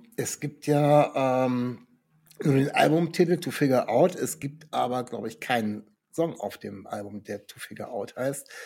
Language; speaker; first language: German; native; German